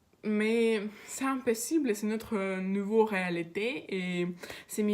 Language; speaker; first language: French; non-native, learner; Russian